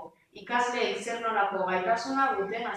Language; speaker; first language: Basque; native; Basque